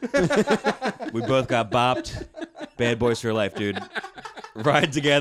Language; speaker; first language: English; native; English